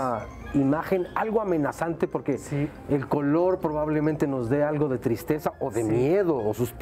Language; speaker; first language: Spanish; native; Spanish